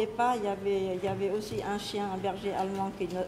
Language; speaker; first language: French; non-native, local second language; Khmer